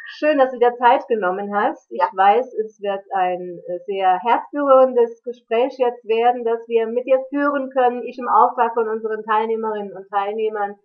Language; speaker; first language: German; native; German